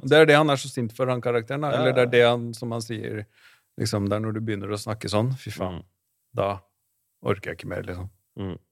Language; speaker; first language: Norwegian; native; Norwegian